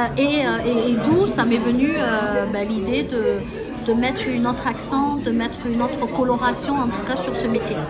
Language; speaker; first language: French; early bilingual, other home language; Chinese